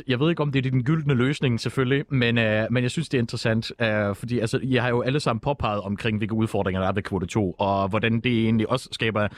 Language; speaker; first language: Danish; native; Danish